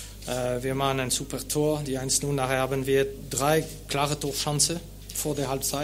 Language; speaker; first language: German; non-native, local second language; French